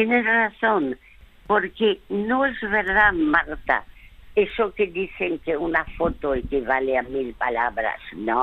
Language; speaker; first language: Spanish; early bilingual, other home language; French